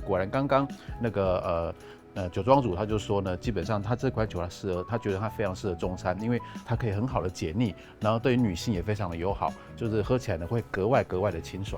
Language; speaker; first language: Chinese; native; Chinese